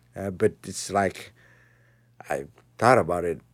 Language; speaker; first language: English; non-native, fluent; Tigrinya